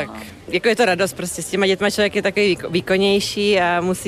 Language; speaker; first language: Czech; native; Czech